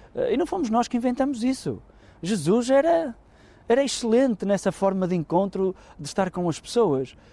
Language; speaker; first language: Portuguese; native; Portuguese